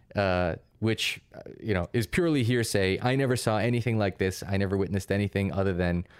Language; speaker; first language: English; early bilingual, other home language; Russian